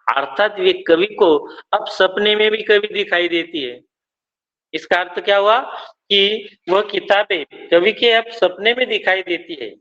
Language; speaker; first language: Hindi; non-native, local second language; Marathi